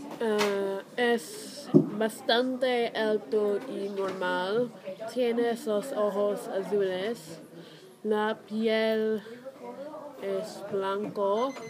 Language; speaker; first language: Spanish; non-native, learner; English